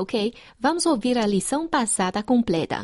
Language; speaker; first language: Portuguese; non-native, fluent; Chinese